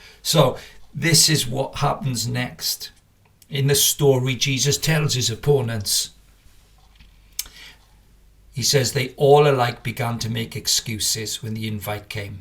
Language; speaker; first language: English; native; English